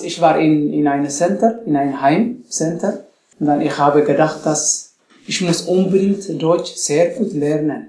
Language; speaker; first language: German; non-native, learner; Tigrinya